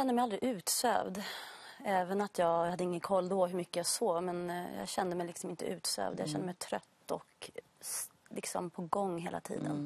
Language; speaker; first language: Swedish; native; Swedish